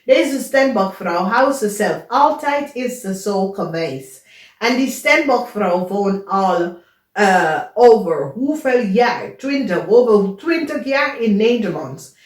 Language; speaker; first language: Dutch; non-native, learner; English